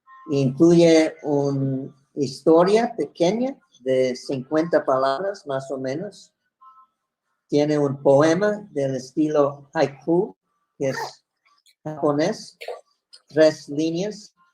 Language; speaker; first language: Spanish; non-native, fluent; English